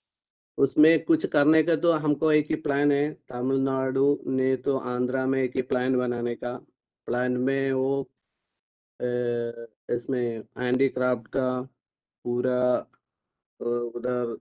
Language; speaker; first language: Hindi; non-native, local second language; Malayalam